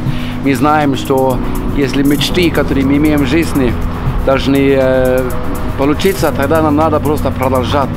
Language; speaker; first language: Russian; non-native, fluent; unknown